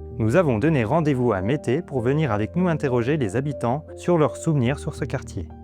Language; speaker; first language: French; native; French